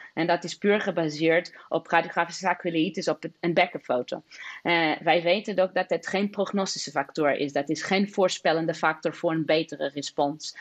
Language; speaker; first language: Dutch; non-native, fluent; Portuguese